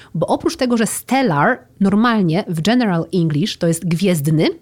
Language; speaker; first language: Polish; native; Polish